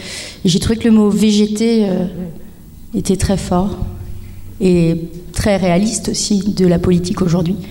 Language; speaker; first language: French; native; French